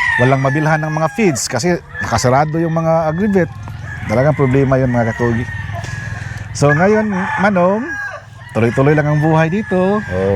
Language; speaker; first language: Filipino; non-native, local second language; Cebuano